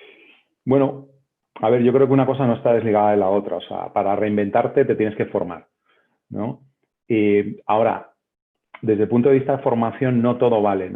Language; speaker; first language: Spanish; native; Spanish